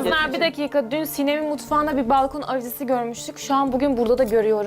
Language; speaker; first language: Turkish; native; Turkish